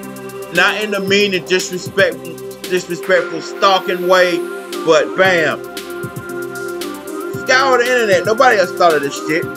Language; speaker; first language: English; native; English